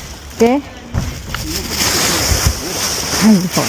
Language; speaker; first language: Spanish; non-native, learner; Filipino